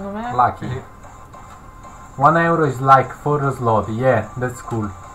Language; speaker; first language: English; non-native, fluent; Italian